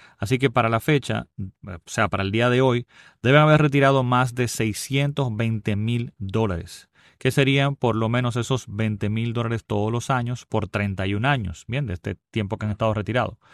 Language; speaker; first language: Spanish; native; Spanish